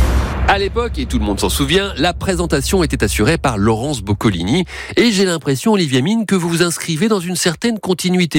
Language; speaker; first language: French; native; French